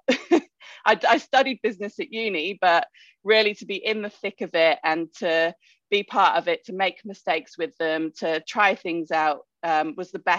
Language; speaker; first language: English; native; English